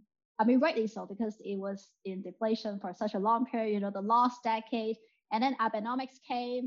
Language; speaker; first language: English; non-native, local second language; Cantonese